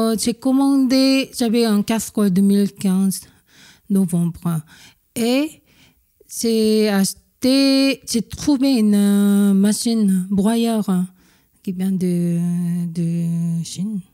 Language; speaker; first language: French; non-native, fluent; Korean